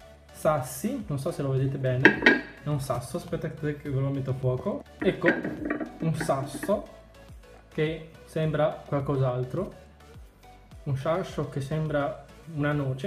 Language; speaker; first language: Italian; early bilingual, other home language; Chinese